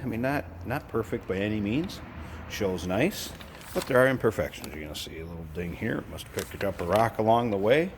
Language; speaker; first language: English; native; English